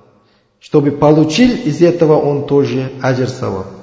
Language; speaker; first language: Russian; non-native, learner; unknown